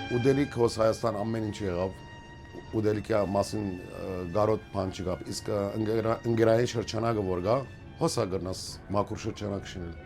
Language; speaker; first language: Armenian; early bilingual, heritage; Armenian